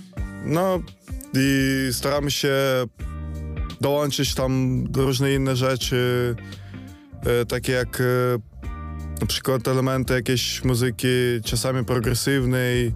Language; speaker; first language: Polish; non-native, fluent; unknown